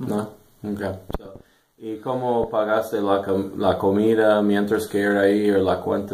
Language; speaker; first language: Spanish; non-native, learner; English